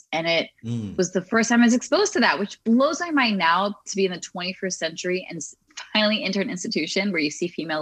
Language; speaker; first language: English; native; English